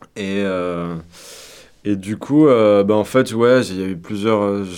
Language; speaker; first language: French; native; French